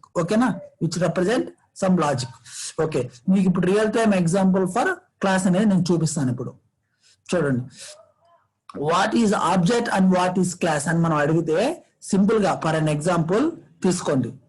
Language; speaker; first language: Telugu; native; Telugu